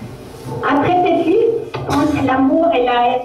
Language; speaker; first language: French; non-native, local second language; Arabic